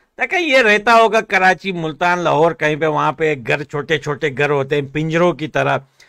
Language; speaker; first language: Hindi; native; Hindi